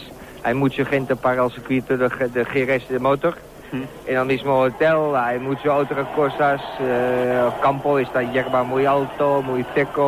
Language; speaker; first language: Spanish; non-native, learner; Dutch